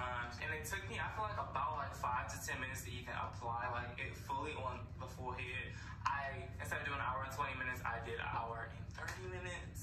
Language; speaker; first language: English; native; English